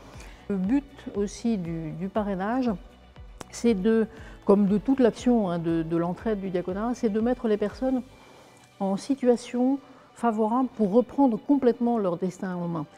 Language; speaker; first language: French; native; French